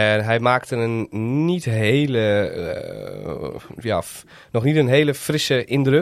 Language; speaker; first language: Dutch; native; Dutch